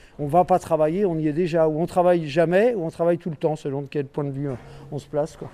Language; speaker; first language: French; native; French